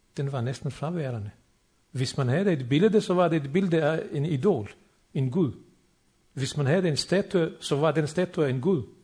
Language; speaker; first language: Danish; non-native, fluent; Bosnian